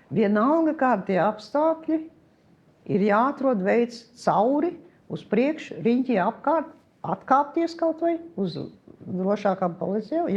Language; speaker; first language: Latvian; early bilingual, heritage; Latvian